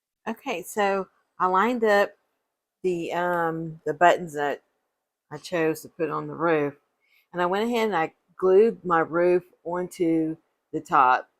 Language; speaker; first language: English; native; English